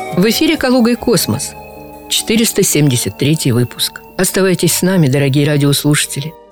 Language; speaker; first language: Russian; native; Russian